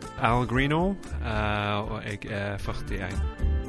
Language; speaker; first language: Norwegian; non-native, fluent; English